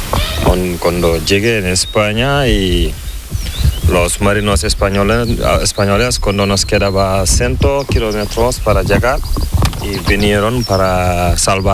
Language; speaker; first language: Spanish; non-native, learner; Fula